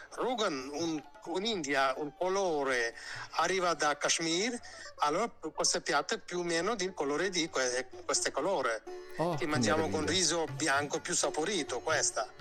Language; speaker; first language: Italian; non-native, learner; Hindi